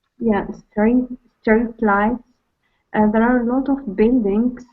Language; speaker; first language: English; non-native, learner; Arabic